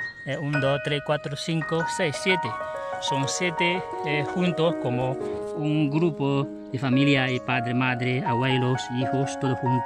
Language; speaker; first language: Spanish; non-native, learner; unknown